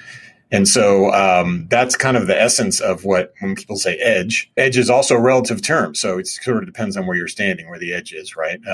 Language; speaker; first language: English; native; English